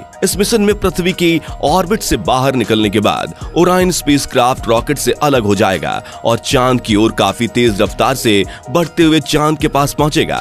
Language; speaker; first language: Hindi; native; Hindi